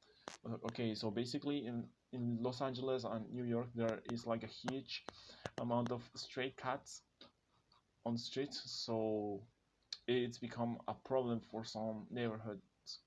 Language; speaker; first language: English; non-native, fluent; Spanish